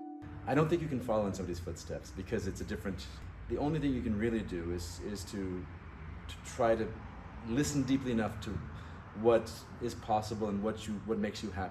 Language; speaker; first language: English; non-native, fluent; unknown